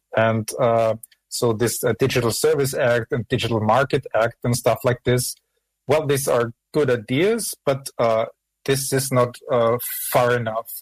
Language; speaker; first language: English; non-native, fluent; German